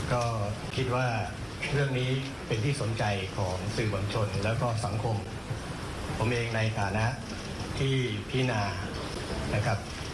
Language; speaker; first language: Thai; native; Thai